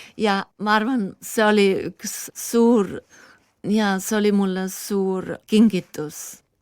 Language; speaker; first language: Estonian; early bilingual, heritage; Estonian